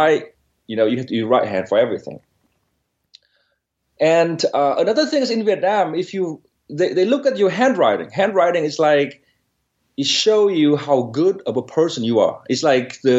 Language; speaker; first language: English; non-native, fluent; Vietnamese